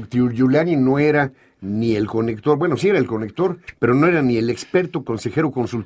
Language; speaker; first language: Spanish; native; Spanish